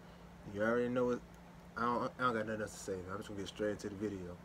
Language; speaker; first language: English; native; English